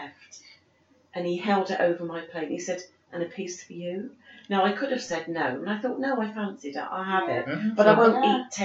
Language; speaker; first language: English; native; English